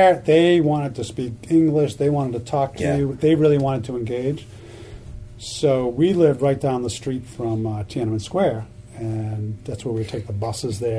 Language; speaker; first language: English; native; English